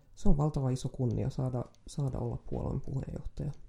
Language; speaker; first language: Finnish; non-native, local second language; Swedish